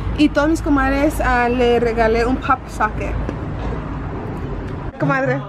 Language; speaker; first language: Spanish; early bilingual, heritage; Spanish